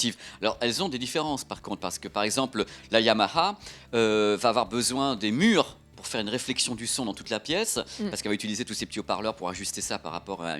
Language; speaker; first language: French; native; French